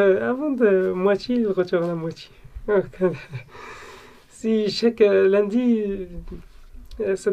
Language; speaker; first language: French; non-native, learner; Arabic